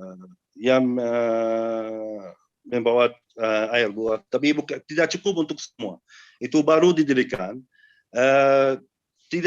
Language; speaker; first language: Indonesian; non-native, learner; Arabic